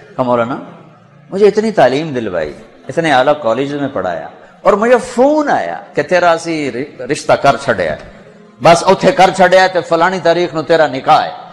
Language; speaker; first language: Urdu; non-native, local second language; Punjabi